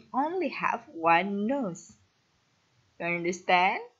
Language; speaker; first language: English; non-native, fluent; Indonesian